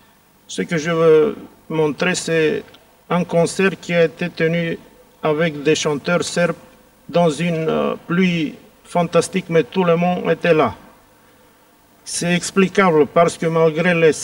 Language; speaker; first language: French; non-native, fluent; Bulgarian